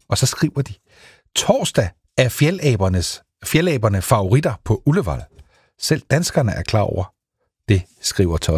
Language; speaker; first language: Danish; native; Danish